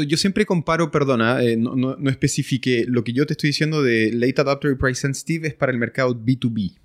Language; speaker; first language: Spanish; early bilingual, other home language; French